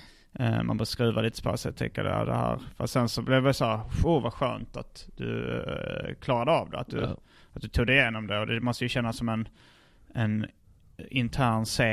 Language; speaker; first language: Swedish; native; Swedish